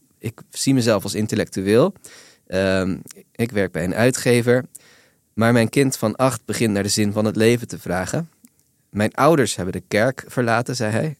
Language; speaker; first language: Dutch; native; Dutch